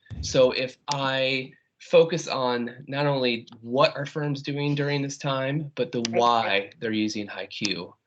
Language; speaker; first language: English; native; English